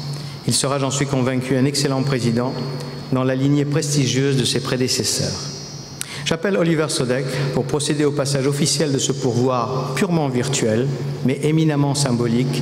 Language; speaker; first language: French; native; French